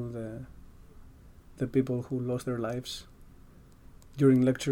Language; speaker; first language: English; non-native, fluent; Greek